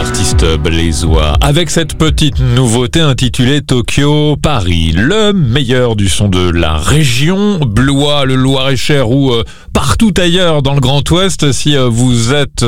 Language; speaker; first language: French; native; French